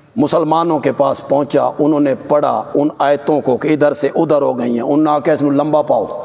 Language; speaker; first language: Urdu; non-native, local second language; Punjabi